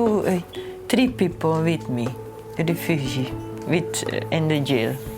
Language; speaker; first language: English; non-native, learner; Dutch